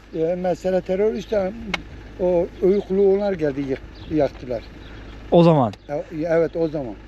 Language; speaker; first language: Turkish; native; Turkish